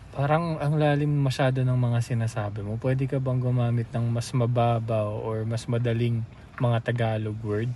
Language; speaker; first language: Filipino; native; Filipino